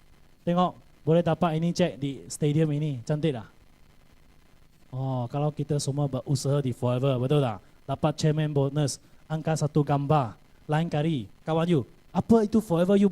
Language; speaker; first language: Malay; non-native, local second language; Chinese